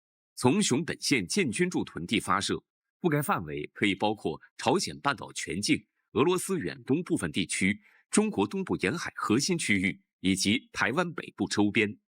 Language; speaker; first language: Chinese; native; Chinese